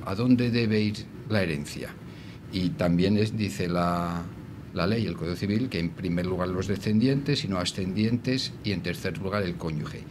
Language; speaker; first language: Spanish; native; Spanish